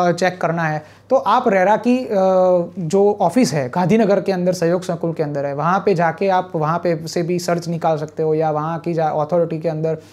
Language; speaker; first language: Hindi; non-native, local second language; Gujarati